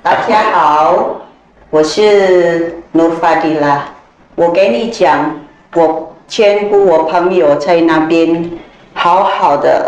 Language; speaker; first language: Chinese; non-native, learner; Indonesian